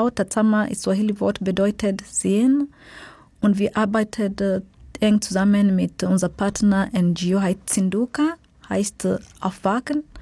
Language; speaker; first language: German; non-native, learner; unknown